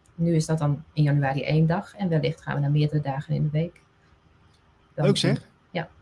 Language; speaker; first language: Dutch; non-native, local second language; Western Frisian